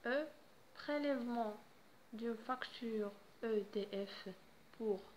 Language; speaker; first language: French; non-native, local second language; Arabic